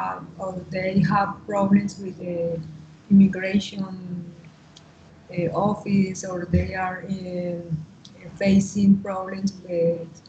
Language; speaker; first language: English; non-native, learner; Spanish